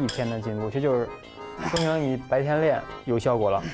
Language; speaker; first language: Chinese; native; Chinese